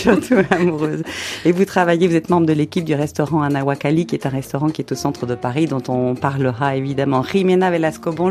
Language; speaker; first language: French; native; French